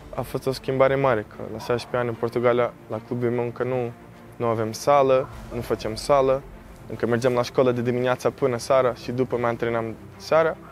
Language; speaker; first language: Romanian; early bilingual, heritage; Romanian